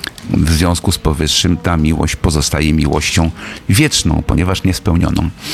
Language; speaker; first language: Polish; native; Polish